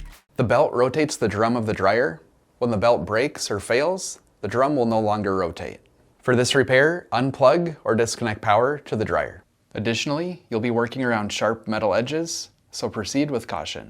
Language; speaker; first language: English; native; English